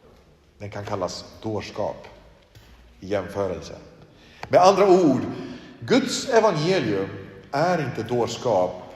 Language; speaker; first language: Swedish; early bilingual, other home language; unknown